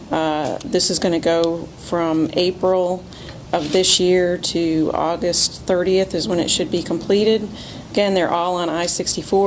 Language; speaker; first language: English; native; English